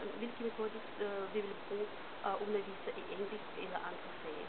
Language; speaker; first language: Danish; non-native, fluent; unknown